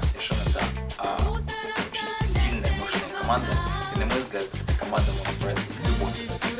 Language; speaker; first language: Russian; native; Russian